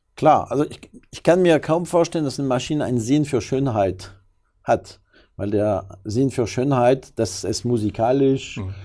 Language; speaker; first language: German; non-native, fluent; French